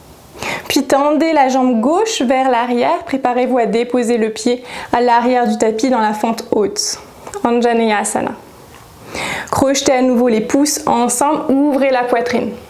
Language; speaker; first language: French; native; French